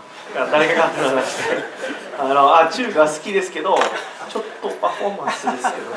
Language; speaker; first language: Japanese; non-native, learner; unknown